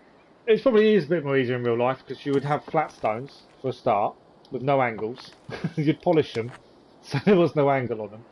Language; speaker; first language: English; native; English